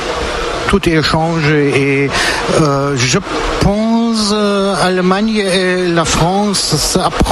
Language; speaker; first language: French; non-native, learner; German